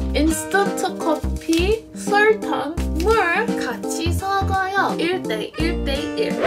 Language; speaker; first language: Korean; non-native, learner; English